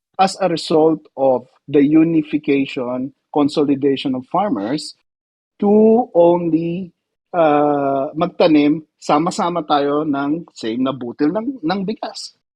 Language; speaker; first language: Filipino; non-native, local second language; Iloko